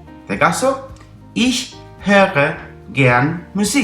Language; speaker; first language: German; non-native, fluent; Spanish